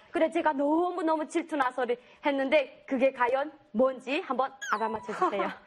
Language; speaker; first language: Korean; native; Korean